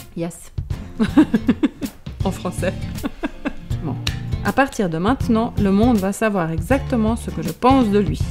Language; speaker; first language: French; native; French